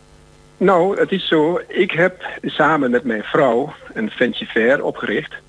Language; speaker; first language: Dutch; non-native, fluent; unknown